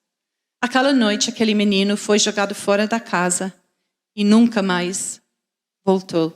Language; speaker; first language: Portuguese; non-native, fluent; English